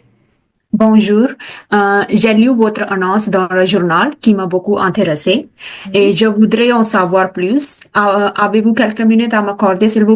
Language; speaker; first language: French; non-native, learner; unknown